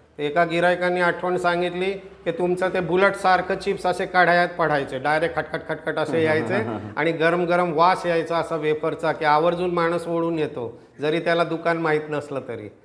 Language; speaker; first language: Marathi; non-native, local second language; Gujarati